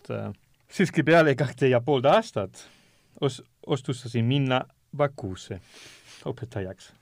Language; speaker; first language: Estonian; non-native, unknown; Spanish